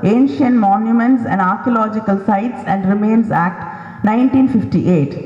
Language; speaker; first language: English; non-native, local second language; Tamil